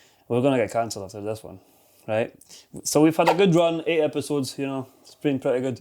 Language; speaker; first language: English; native; English